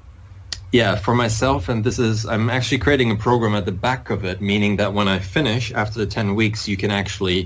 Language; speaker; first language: English; non-native, fluent; German